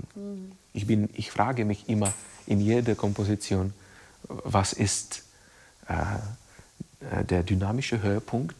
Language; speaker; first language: German; non-native, fluent; Czech